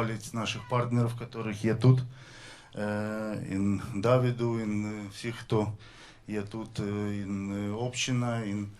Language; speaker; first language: Slovenian; non-native, learner; Russian